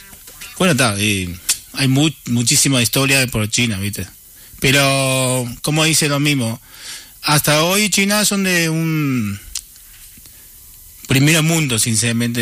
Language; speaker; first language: Spanish; non-native, learner; Chinese